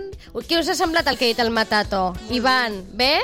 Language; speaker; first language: Catalan; native; Catalan